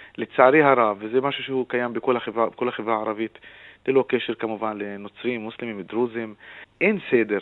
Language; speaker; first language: Hebrew; non-native, local second language; Arabic